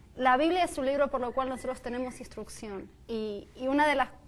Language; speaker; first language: Spanish; native; Spanish